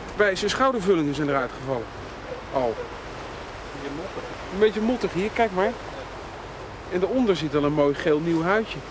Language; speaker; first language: Dutch; native; Dutch